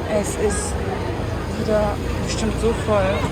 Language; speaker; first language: German; early bilingual, other home language; Turkish